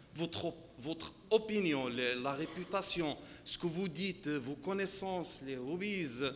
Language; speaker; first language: French; non-native, local second language; Arabic